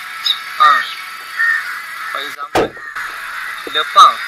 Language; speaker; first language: French; non-native, fluent; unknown